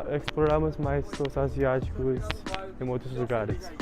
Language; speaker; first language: Portuguese; non-native, learner; English